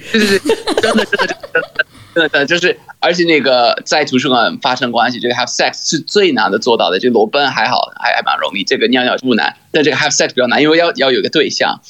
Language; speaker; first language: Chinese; non-native, fluent; English